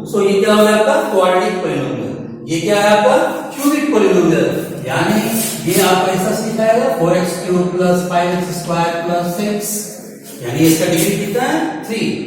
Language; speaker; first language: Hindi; native; Hindi